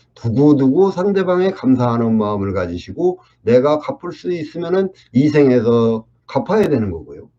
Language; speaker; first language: Korean; native; Korean